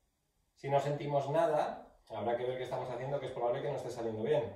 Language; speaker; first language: Spanish; native; Spanish